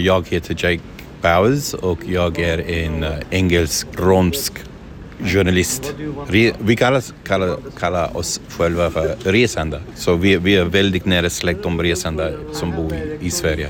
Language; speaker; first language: Swedish; non-native, fluent; English